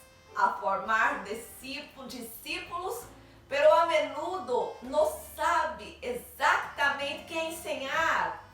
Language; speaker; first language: Spanish; non-native, learner; Portuguese